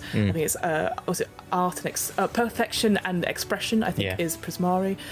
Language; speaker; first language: English; native; English